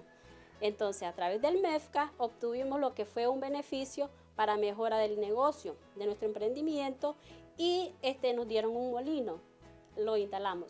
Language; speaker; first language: Spanish; native; Spanish